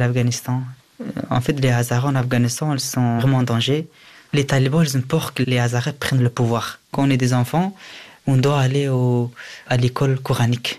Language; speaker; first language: French; early bilingual, other home language; Persian